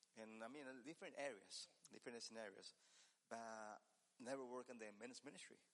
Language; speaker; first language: English; non-native, learner; Spanish